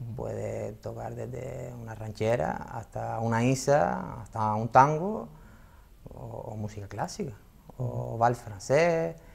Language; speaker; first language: Spanish; native; Spanish